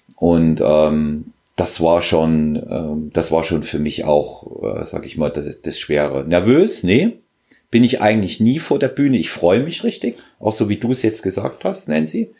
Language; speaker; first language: German; native; German